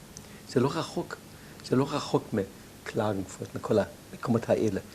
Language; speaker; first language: Hebrew; non-native, fluent; German